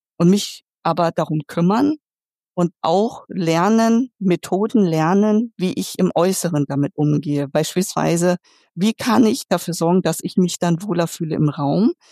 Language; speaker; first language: German; early bilingual, other home language; Vietnamese